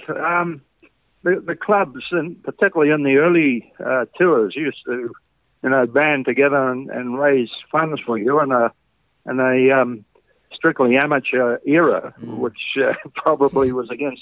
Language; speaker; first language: English; native; English